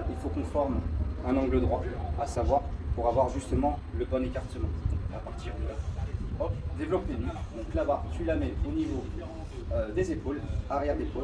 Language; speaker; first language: French; native; French